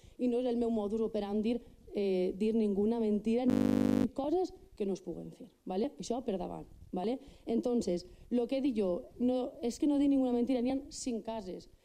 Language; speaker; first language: Catalan; non-native, local second language; Spanish